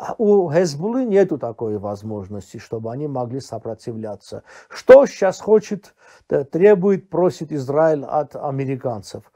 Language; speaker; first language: Russian; non-native, local second language; Armenian